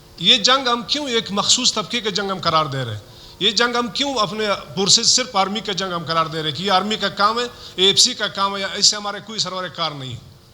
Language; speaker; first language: Urdu; non-native, local second language; Baluchi